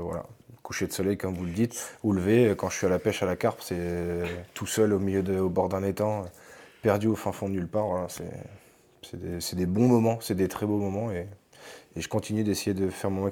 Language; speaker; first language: French; native; French